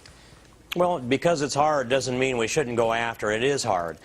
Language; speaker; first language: English; native; English